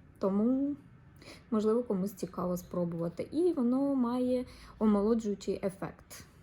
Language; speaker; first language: Ukrainian; non-native, local second language; Russian